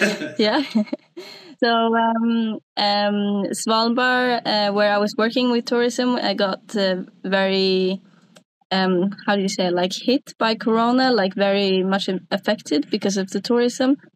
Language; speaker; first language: English; non-native, fluent; Norwegian